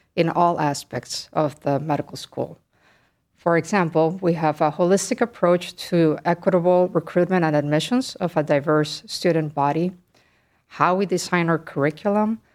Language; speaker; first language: English; early bilingual, other home language; Spanish